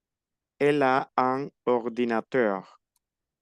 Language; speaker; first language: French; non-native, fluent; Spanish